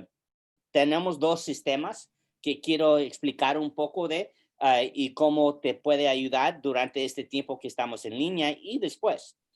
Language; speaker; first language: Spanish; early bilingual, heritage; English